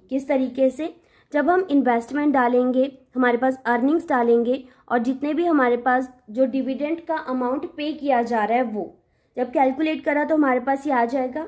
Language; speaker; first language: Hindi; native; Hindi